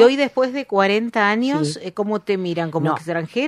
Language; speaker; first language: Spanish; native; Spanish